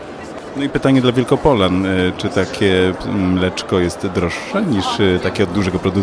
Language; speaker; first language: Polish; native; Polish